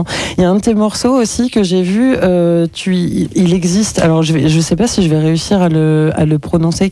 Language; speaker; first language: French; native; French